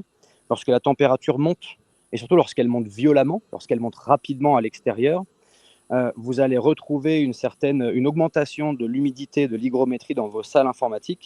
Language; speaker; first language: French; native; French